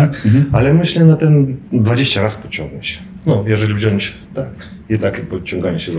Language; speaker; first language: Polish; non-native, fluent; Russian